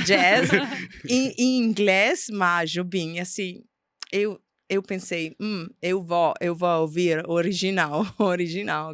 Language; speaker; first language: Portuguese; non-native, fluent; Italian